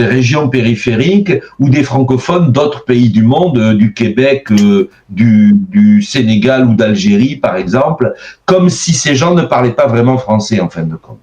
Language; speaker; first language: French; native; French